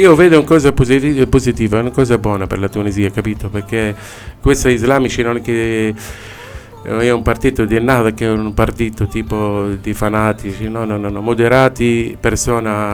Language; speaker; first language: Italian; non-native, learner; Arabic